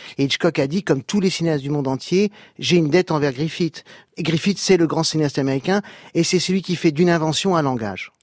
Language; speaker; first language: French; native; French